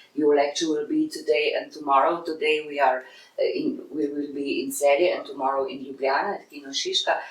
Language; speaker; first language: English; non-native, fluent; Slovenian